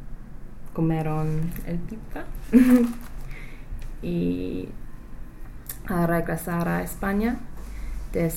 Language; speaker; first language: Spanish; non-native, learner; English